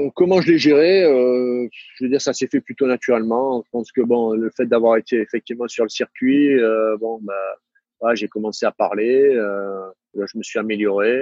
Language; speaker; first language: French; native; French